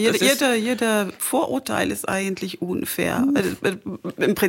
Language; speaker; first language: German; non-native, fluent; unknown